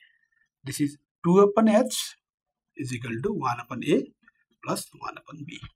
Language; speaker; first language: English; non-native, local second language; Nepali